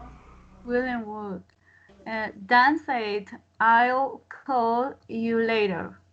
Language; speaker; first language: English; non-native, learner; Spanish